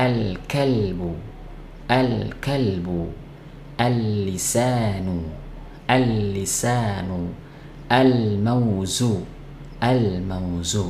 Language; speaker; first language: Arabic; non-native, fluent; Indonesian